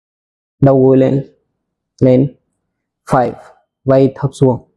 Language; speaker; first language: Vietnamese; non-native, learner; Hindi